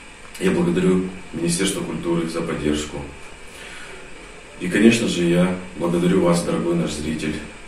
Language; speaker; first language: Russian; native; Russian